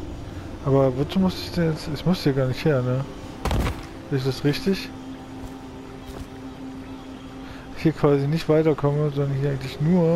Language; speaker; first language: German; native; German